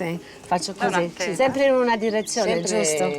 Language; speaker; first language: Italian; early bilingual, heritage; Italian